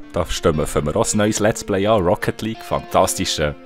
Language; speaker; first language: German; native; German